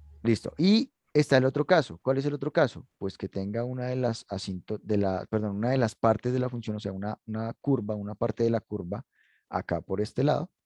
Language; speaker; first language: Spanish; native; Spanish